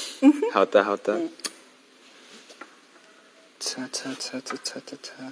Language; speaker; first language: Chinese; non-native, learner; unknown